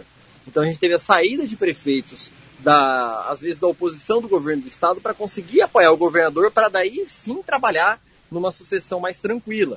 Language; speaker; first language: Portuguese; native; Portuguese